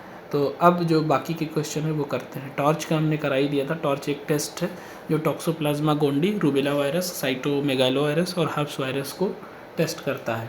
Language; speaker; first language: Hindi; native; Hindi